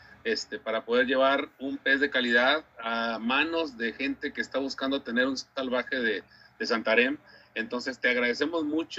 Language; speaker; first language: Spanish; native; Spanish